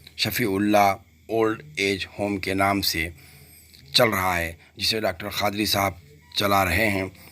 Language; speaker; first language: Urdu; native; Urdu